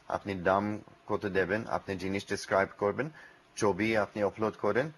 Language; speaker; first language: Bangla; non-native, learner; English